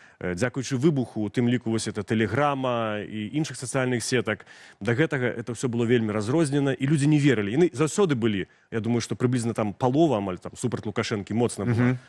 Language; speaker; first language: Belarusian; non-native, local second language; Russian